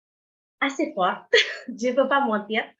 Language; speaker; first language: French; non-native, fluent; Indonesian